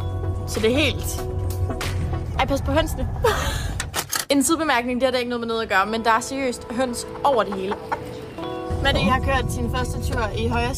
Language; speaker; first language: Danish; native; Danish